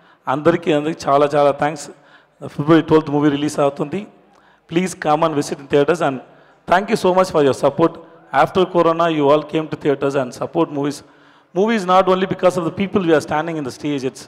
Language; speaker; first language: English; non-native, local second language; Tamil